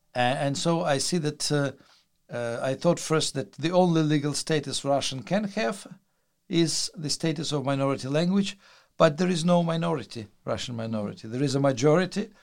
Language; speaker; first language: English; non-native, fluent; Russian